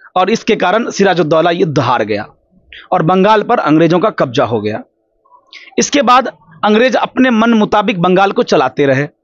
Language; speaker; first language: Hindi; native; Hindi